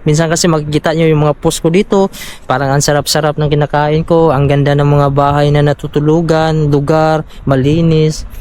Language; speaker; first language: Filipino; non-native, local second language; Cebuano